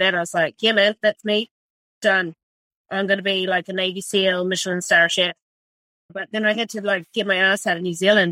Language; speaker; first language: English; native; English